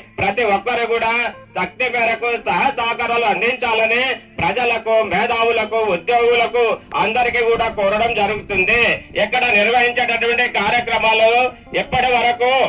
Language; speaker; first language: Telugu; non-native, local second language; Lambadi